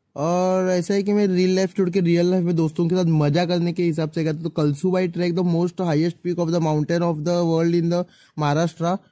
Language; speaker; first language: Hindi; non-native, local second language; Marathi